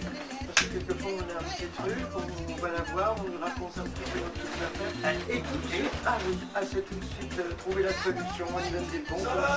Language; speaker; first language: French; native; French